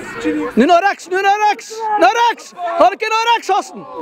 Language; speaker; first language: Dutch; native; Dutch